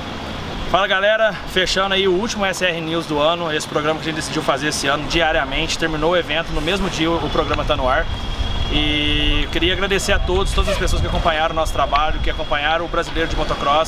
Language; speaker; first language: Portuguese; native; Portuguese